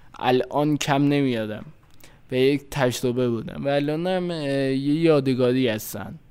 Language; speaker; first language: Persian; native; Persian